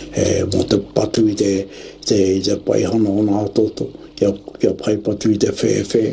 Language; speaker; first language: Māori; native; Māori